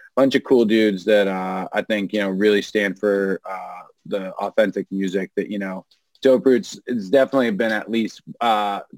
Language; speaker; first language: English; native; English